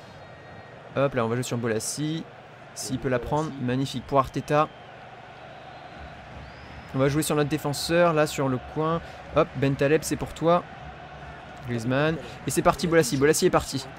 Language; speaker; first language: French; native; French